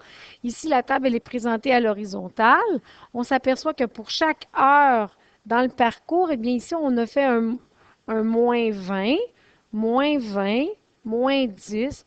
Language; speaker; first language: French; native; French